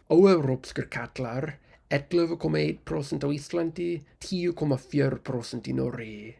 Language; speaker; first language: Icelandic; non-native, fluent; English